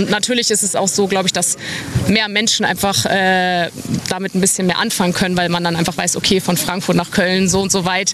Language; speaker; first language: German; native; German